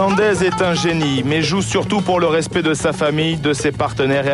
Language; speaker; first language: French; native; French